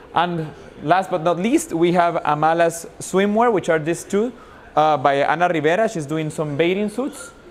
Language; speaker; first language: English; non-native, fluent; Spanish